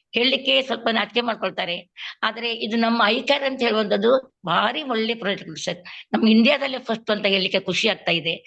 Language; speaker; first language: Kannada; native; Kannada